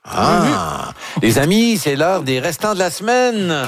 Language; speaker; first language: French; native; French